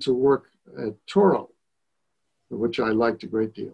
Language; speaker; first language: English; native; English